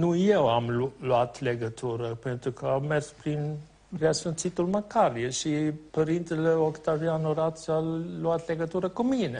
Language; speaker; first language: Romanian; non-native, fluent; Swedish